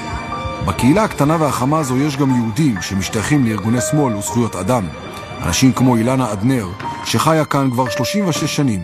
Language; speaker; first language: Hebrew; native; Hebrew